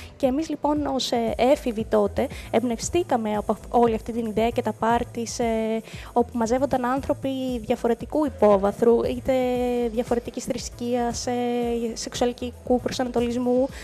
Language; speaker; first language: Greek; native; Greek